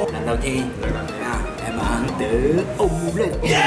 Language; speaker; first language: Vietnamese; non-native, learner; Japanese